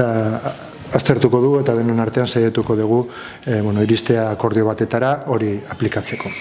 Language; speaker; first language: Basque; non-native, local second language; Spanish